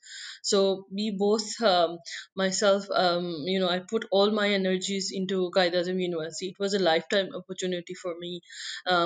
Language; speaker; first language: English; non-native, local second language; Punjabi